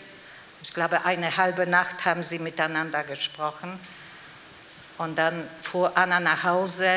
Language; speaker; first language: German; non-native, fluent; Polish